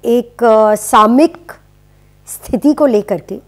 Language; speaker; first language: Hindi; native; Hindi